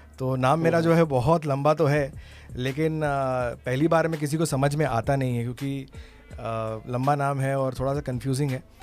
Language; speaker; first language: Hindi; non-native, local second language; Tamil